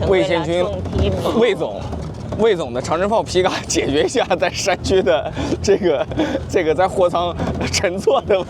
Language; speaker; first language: Chinese; native; Chinese